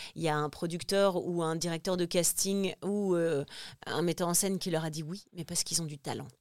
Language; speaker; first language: French; native; French